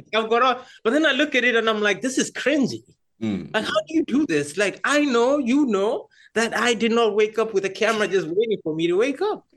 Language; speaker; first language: English; non-native, local second language; Kinyarwanda